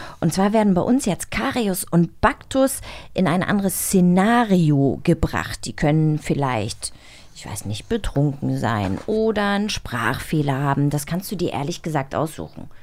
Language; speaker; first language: German; native; German